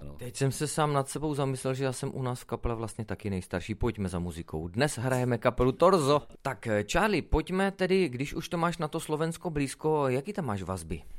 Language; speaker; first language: Czech; native; Czech